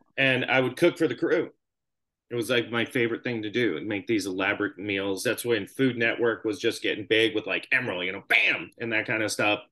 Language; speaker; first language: English; native; English